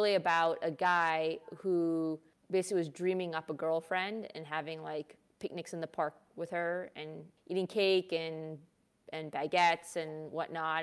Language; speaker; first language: English; early bilingual, other home language; Hindi